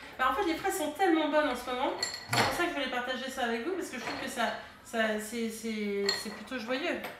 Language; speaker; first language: French; early bilingual, heritage; French